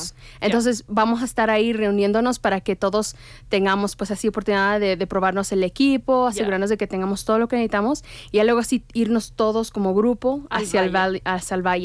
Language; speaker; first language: Spanish; native; Spanish